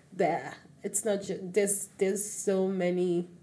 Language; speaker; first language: English; non-native, local second language; Yoruba